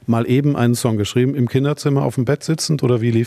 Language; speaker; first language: German; native; German